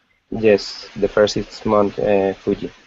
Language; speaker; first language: English; non-native, learner; Spanish